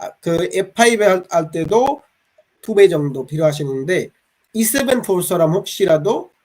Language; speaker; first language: Korean; non-native, fluent; Bangla